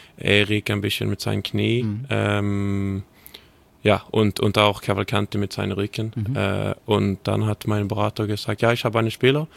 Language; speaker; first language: German; non-native, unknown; Swedish